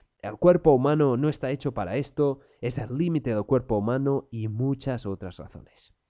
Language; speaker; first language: Spanish; non-native, local second language; Catalan